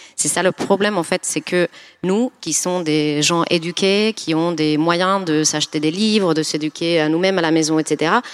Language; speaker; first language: French; non-native, fluent; Finnish